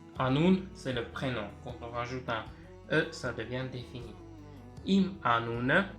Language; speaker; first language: French; native; French